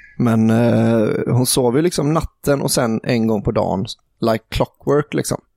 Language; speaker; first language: Swedish; native; Swedish